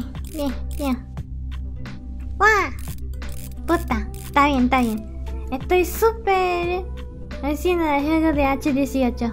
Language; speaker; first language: Spanish; early bilingual, heritage; Spanish